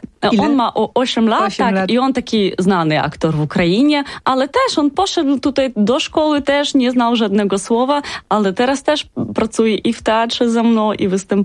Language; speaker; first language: Polish; non-native, learner; Ukrainian